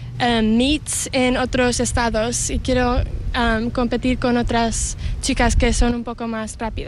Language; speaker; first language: Spanish; early bilingual, heritage; English